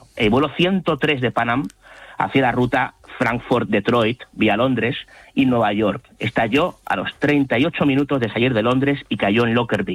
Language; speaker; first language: Spanish; native; Spanish